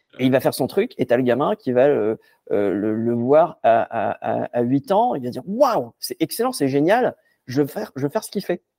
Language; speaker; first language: French; non-native, local second language; Arabic